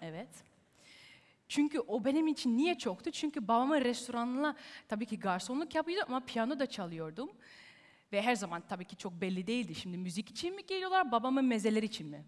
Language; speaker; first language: Turkish; early bilingual, heritage; Turkish